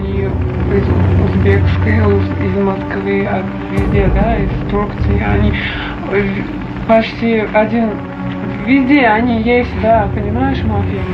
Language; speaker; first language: Russian; non-native, local second language; Uzbek